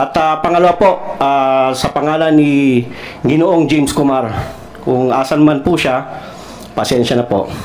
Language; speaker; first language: Filipino; non-native, local second language; Cebuano